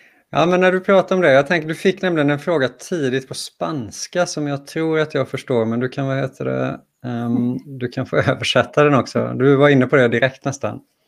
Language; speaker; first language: Swedish; native; Swedish